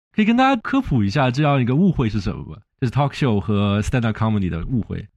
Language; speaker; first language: Chinese; native; Chinese